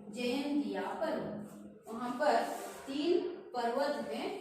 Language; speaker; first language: Hindi; non-native, local second language; Kannada